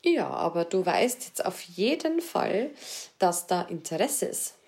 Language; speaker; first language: German; native; German